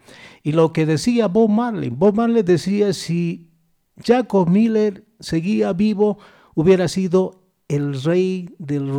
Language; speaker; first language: Spanish; native; Spanish